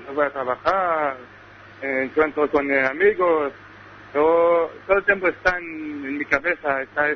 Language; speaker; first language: Spanish; non-native, learner; Hebrew